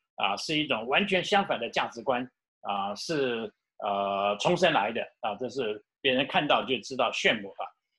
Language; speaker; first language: Chinese; native; Chinese